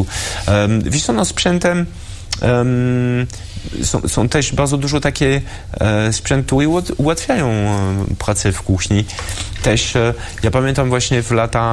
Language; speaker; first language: Polish; early bilingual, heritage; French